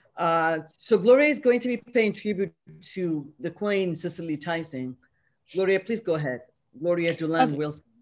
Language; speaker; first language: English; non-native, local second language; Yoruba